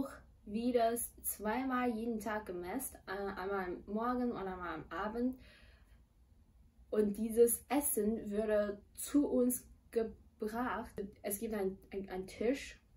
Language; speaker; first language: German; non-native, fluent; Chinese